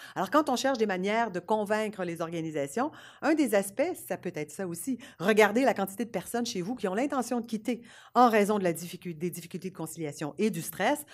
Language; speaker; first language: French; native; French